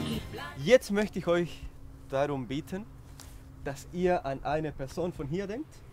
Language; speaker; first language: German; native; German